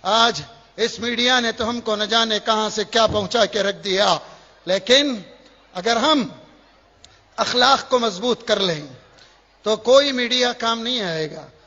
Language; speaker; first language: Urdu; native; Urdu